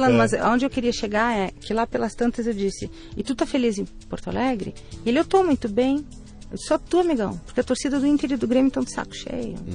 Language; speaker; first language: Portuguese; native; Portuguese